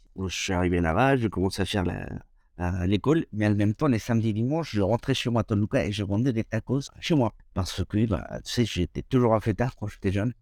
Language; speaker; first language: French; non-native, fluent; Spanish